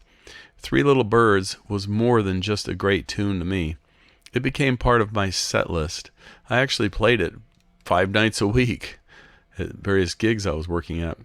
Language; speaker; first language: English; native; English